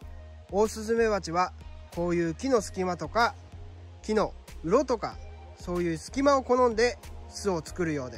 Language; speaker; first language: Japanese; native; Japanese